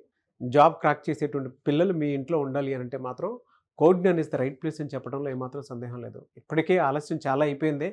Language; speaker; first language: Telugu; native; Telugu